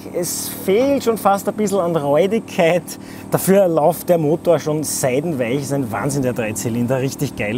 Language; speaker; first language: German; native; German